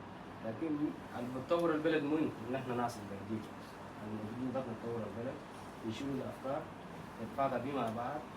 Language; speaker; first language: Arabic; native; Arabic